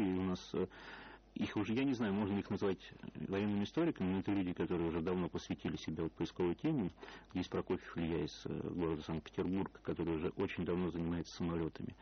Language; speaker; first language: Russian; native; Russian